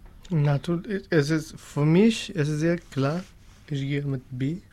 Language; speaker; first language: German; non-native, learner; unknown